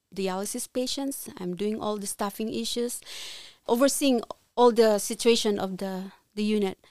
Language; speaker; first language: English; non-native, local second language; Cebuano